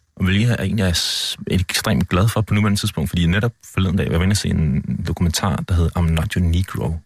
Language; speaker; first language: Danish; native; Danish